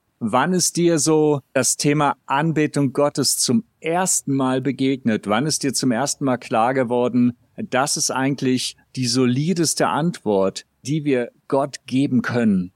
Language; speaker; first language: German; native; German